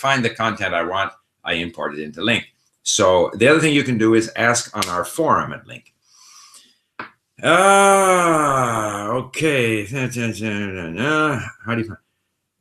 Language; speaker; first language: English; non-native, fluent; Swedish